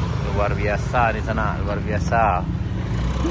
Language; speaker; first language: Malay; non-native, local second language; Minangkabau